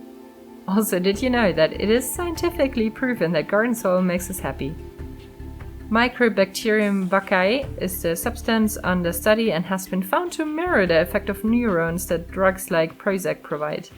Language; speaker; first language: English; non-native, fluent; German